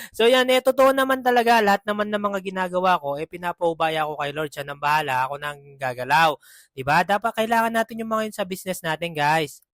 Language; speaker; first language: Filipino; non-native, local second language; Pampanga